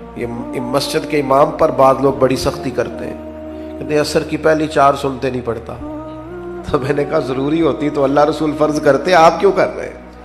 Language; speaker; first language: Urdu; non-native, local second language; Punjabi